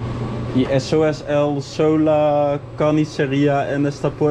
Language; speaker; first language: Spanish; non-native, learner; Dutch